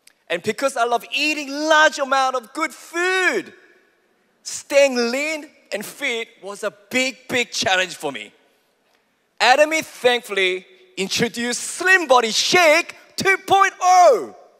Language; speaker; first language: English; early bilingual, other home language; Korean